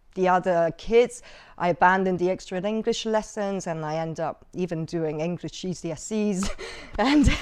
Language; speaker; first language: English; early bilingual, other home language; Cantonese